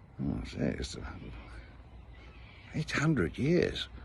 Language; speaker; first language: English; native; English